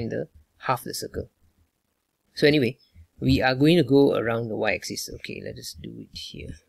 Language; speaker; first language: English; non-native, local second language; Malay